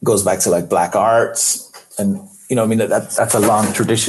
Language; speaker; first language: English; native; English